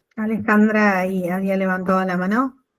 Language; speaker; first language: Spanish; native; Spanish